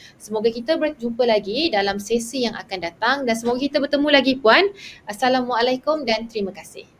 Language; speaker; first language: Malay; native; Malay